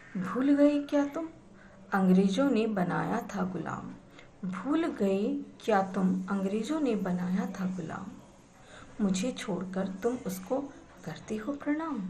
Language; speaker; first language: Hindi; native; Hindi